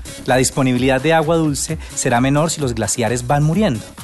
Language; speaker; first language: Spanish; native; Spanish